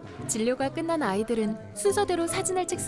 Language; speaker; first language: Korean; native; Korean